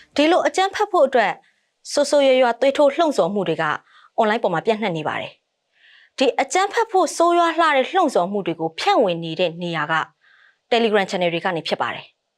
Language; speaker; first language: Burmese; native; Burmese